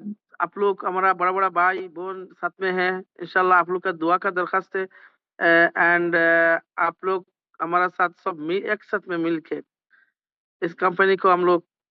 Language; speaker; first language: Hindi; non-native, learner; Bangla